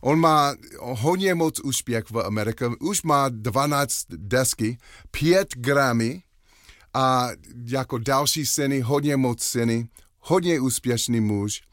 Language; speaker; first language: Czech; non-native, learner; English